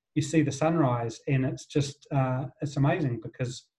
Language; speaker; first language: English; native; English